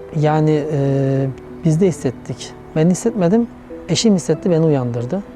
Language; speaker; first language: Turkish; native; Turkish